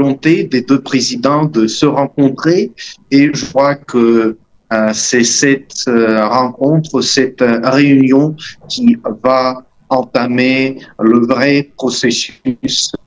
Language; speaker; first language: French; non-native, fluent; Russian